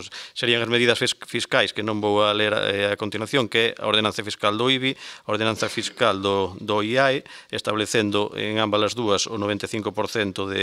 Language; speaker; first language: Galician; native; Galician